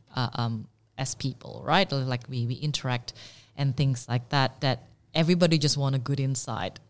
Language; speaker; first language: English; non-native, fluent; Indonesian